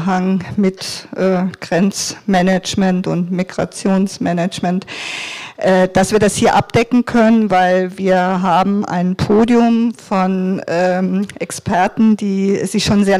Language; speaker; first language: German; native; German